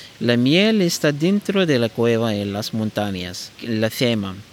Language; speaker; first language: Spanish; non-native, learner; Arabic